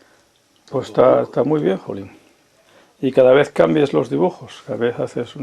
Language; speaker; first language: Spanish; native; Spanish